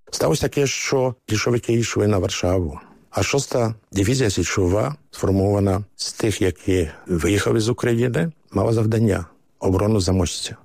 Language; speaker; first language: Ukrainian; early bilingual, heritage; Ukrainian